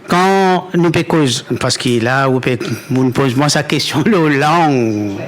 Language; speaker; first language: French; non-native, local second language; Morisyen